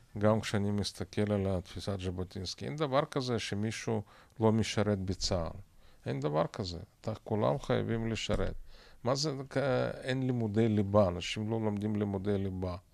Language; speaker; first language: Hebrew; non-native, fluent; Russian